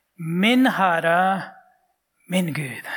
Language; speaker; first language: Norwegian; non-native, fluent; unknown